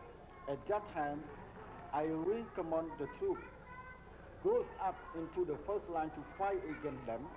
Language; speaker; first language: English; non-native, learner; Khmer